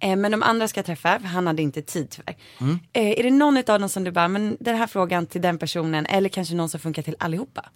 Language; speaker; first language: Swedish; native; Swedish